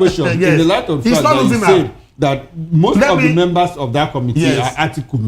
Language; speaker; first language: English; non-native, local second language; Igbo